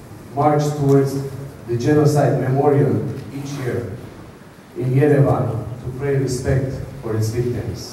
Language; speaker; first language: English; non-native, fluent; Armenian